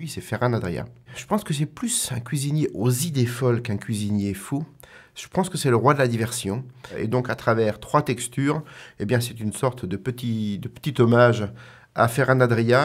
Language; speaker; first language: French; native; French